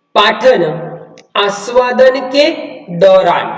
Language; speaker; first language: Hindi; non-native, local second language; Marathi